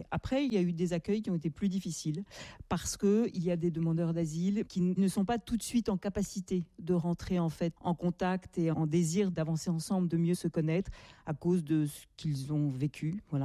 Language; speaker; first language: French; native; French